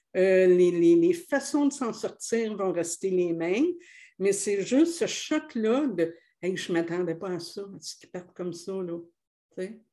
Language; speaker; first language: French; native; French